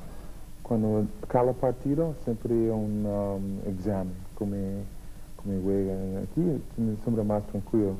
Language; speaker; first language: Catalan; non-native, learner; English